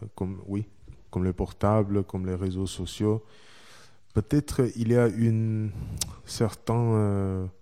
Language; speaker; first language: French; non-native, fluent; Chinese